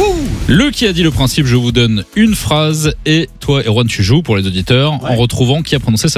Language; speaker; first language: French; native; French